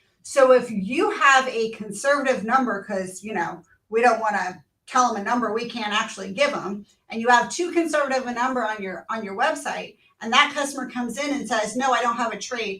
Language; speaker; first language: English; native; English